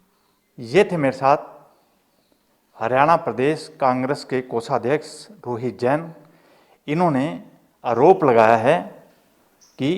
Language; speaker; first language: Hindi; native; Hindi